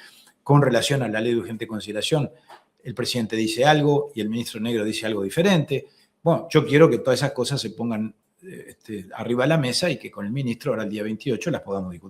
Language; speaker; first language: Spanish; native; Spanish